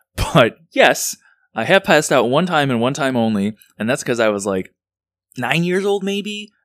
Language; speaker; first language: English; native; English